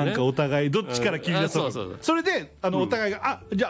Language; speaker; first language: Japanese; native; Japanese